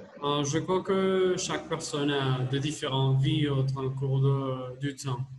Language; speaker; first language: French; non-native, learner; Spanish